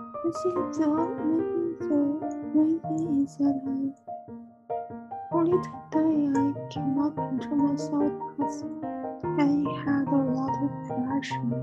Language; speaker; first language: English; non-native, learner; Chinese